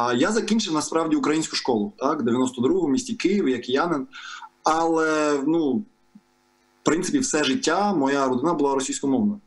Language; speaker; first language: Ukrainian; non-native, local second language; Russian